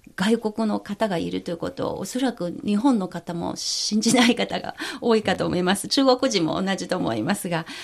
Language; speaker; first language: Japanese; non-native, fluent; Chinese